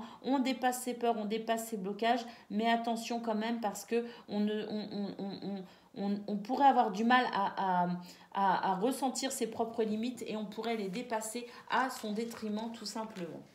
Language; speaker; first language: French; native; French